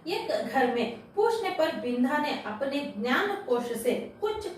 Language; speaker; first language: Hindi; non-native, local second language; Kannada